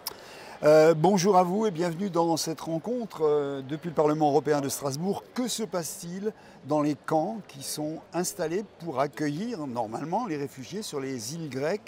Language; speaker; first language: French; native; French